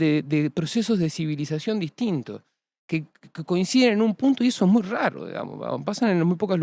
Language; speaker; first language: Spanish; native; Spanish